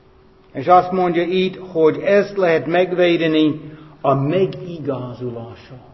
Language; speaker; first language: Hungarian; non-native, fluent; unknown